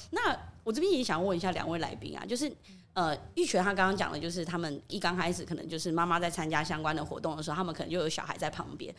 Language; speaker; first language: Chinese; early bilingual, other home language; Burmese